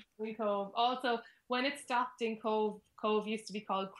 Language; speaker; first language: English; native; English